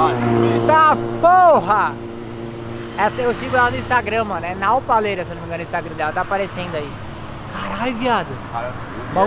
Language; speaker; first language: Portuguese; native; Portuguese